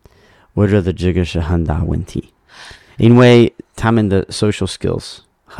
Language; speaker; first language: Chinese; non-native, learner; English